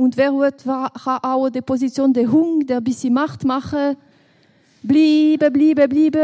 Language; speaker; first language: German; non-native, local second language; French